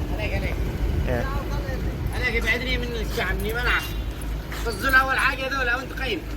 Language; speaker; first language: Arabic; non-native, learner; Filipino